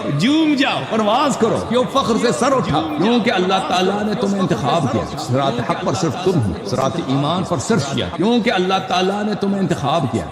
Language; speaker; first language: Urdu; non-native, fluent; Persian